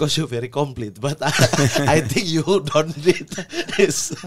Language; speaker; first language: English; non-native, learner; Indonesian